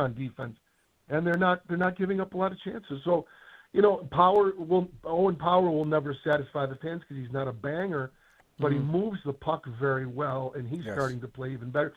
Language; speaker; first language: English; native; English